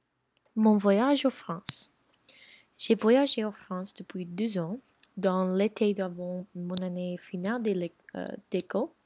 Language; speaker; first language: French; non-native, learner; English